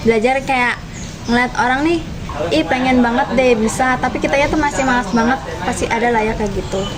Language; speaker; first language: Indonesian; native; Indonesian